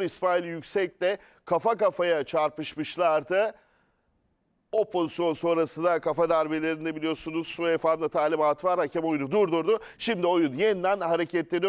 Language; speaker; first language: Turkish; native; Turkish